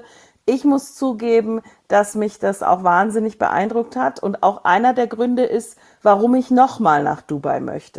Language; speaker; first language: German; native; German